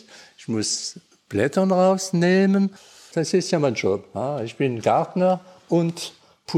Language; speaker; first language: German; non-native, learner; French